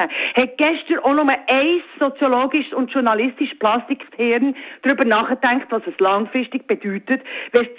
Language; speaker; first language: German; native; German